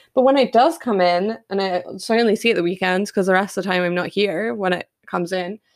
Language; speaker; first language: English; native; English